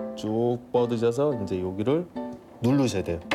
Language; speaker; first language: Korean; native; Korean